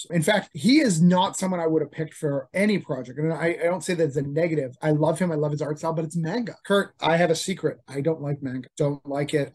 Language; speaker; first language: English; native; English